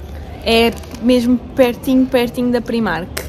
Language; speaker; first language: Portuguese; native; Portuguese